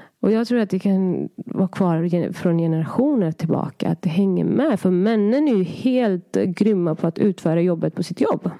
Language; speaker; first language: Swedish; early bilingual, other home language; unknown